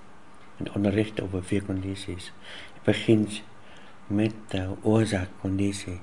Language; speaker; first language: Dutch; non-native, fluent; Vietnamese